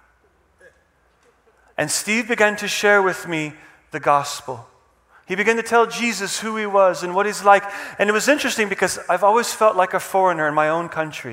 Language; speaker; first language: English; non-native, fluent; Czech